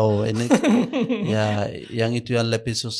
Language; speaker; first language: Indonesian; non-native, learner; Arabic